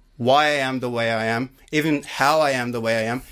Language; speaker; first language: English; native; English